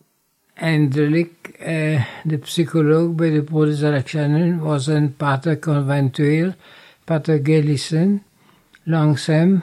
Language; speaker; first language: Dutch; non-native, fluent; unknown